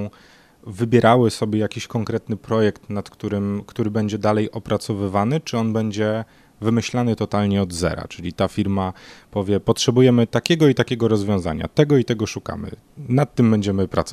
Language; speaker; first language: Polish; native; Polish